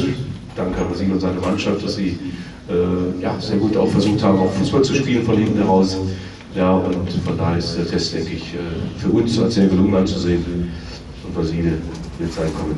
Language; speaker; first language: German; native; German